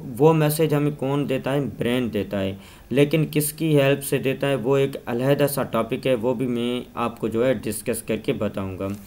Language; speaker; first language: Urdu; non-native, local second language; Sindhi